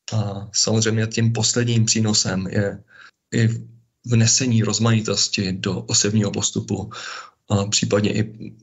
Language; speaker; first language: Czech; native; Czech